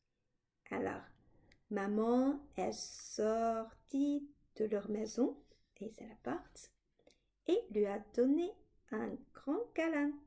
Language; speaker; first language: French; non-native, fluent; Chinese